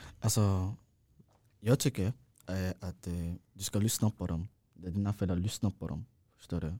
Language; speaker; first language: Swedish; non-native, fluent; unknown